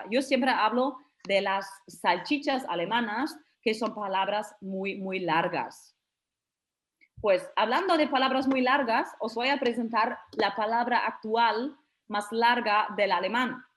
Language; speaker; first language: Spanish; non-native, fluent; German